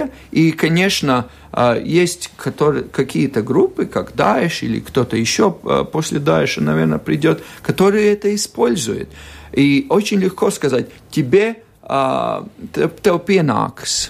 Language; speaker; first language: Russian; non-native, local second language; Latvian